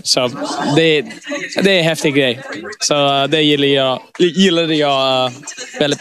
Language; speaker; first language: Swedish; early bilingual, heritage; English